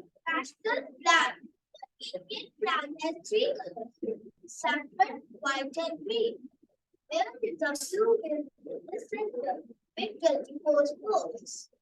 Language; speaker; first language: English; non-native, learner; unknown